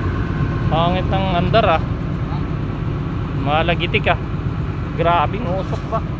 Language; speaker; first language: Filipino; native; Filipino